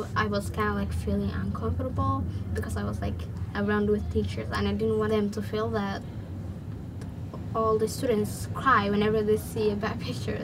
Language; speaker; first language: English; non-native, local second language; Somali